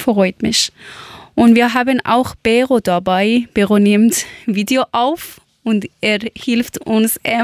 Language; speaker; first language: German; non-native, learner; Persian